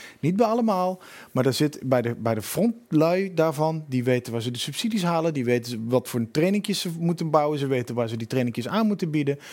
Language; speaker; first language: Dutch; native; Dutch